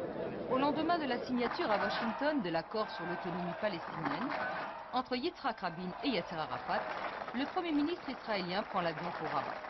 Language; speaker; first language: French; native; French